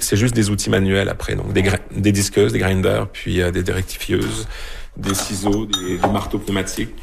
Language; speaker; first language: French; native; French